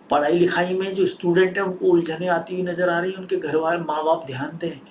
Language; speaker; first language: Hindi; native; Hindi